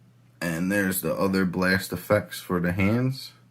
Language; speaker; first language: English; native; English